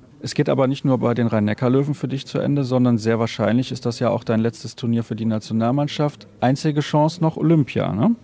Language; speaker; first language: German; native; German